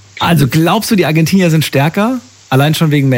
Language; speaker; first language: German; native; German